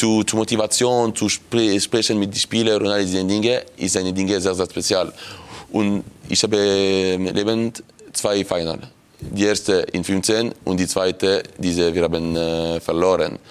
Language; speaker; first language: German; non-native, local second language; French